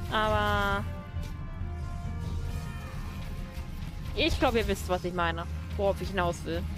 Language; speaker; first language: German; native; German